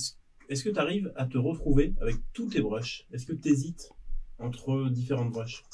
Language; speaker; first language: French; native; French